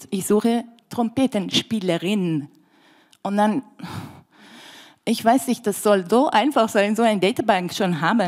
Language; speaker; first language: German; non-native, fluent; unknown